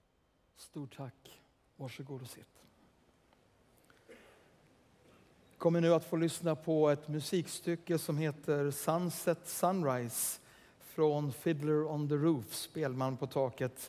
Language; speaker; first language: Swedish; native; Swedish